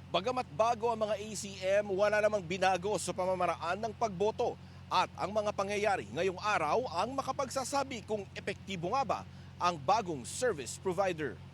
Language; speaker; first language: Filipino; native; Filipino